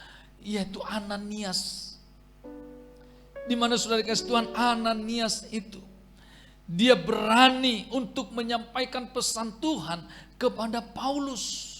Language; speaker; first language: Indonesian; native; Indonesian